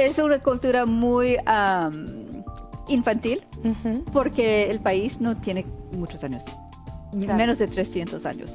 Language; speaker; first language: Spanish; early bilingual, heritage; Spanish